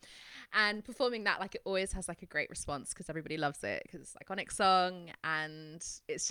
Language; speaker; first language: English; native; English